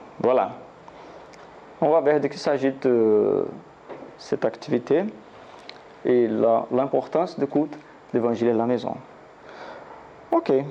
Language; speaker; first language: French; non-native, learner; Portuguese